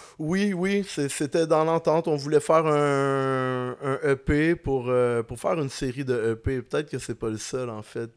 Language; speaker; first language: French; native; French